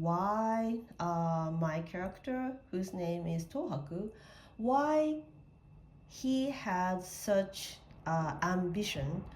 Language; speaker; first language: English; non-native, learner; Japanese